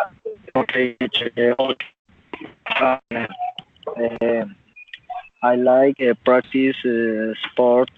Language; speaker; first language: English; non-native, learner; Spanish